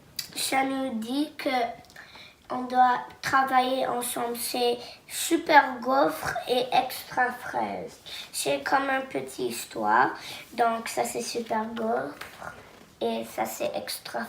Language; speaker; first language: French; non-native, local second language; English